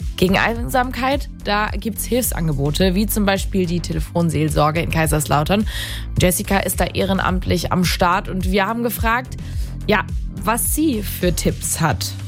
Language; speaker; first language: German; native; German